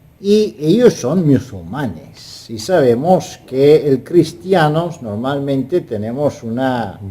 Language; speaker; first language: Spanish; non-native, fluent; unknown